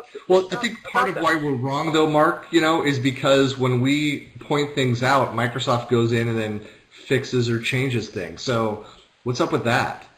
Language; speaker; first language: English; native; English